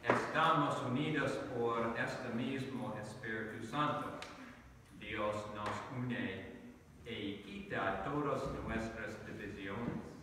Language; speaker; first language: Spanish; non-native, learner; English